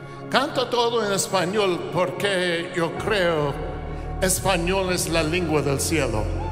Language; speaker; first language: Spanish; non-native, learner; English